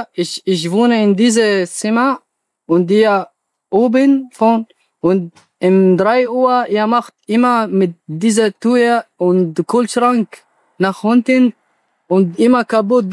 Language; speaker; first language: German; non-native, learner; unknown